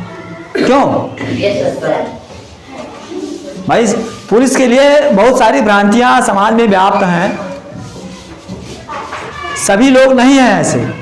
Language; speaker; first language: Hindi; native; Hindi